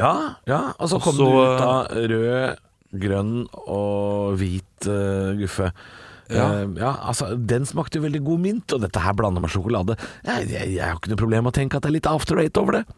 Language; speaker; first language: Norwegian; native; Norwegian